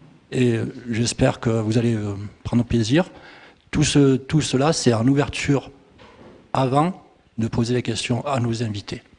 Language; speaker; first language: French; native; French